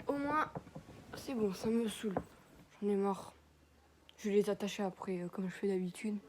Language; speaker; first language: French; native; French